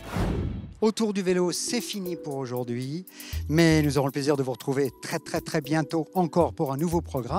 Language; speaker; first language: French; native; French